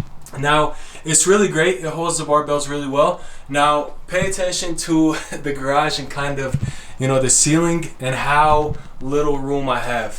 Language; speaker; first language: English; native; English